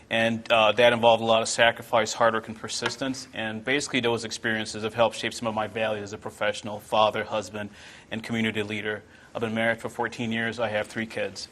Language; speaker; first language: English; non-native, local second language; Yoruba